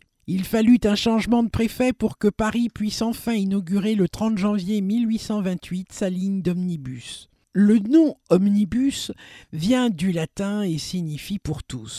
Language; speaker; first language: French; native; French